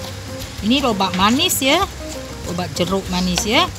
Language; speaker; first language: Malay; non-native, local second language; Chinese